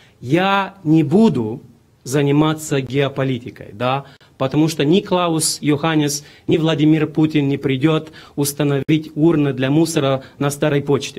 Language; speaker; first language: Russian; non-native, local second language; Romanian